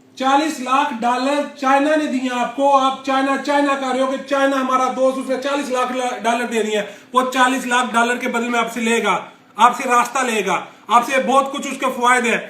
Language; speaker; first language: Urdu; non-native, local second language; Punjabi